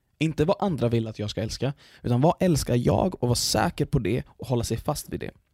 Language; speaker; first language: Swedish; early bilingual, other home language; Arabic